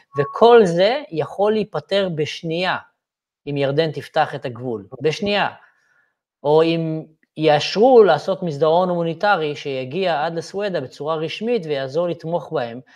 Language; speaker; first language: Hebrew; non-native, local second language; Arabic